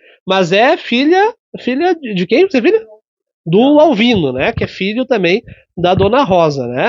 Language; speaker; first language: Portuguese; native; Portuguese